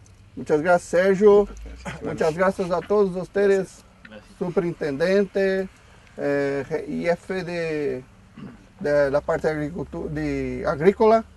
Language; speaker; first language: Spanish; non-native, fluent; Portuguese